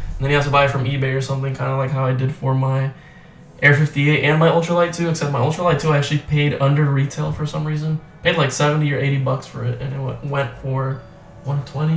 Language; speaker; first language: English; native; English